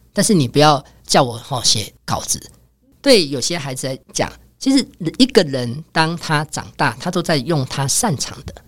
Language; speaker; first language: Chinese; native; Chinese